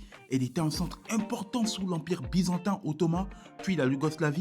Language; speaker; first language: French; native; French